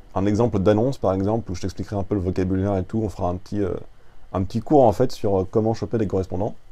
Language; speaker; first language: French; native; French